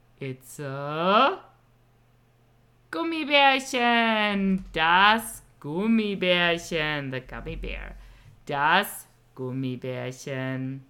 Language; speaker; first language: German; non-native, fluent; English